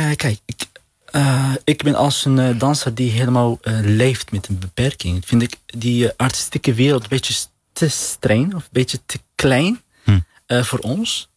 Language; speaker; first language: Dutch; non-native, learner; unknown